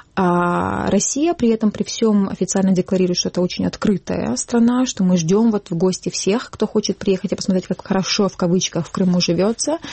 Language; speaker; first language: Russian; non-native, local second language; Crimean Tatar